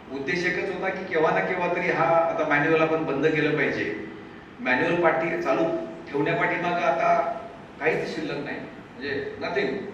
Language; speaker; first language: Marathi; native; Marathi